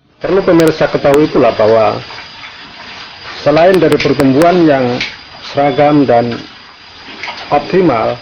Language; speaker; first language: Indonesian; native; Indonesian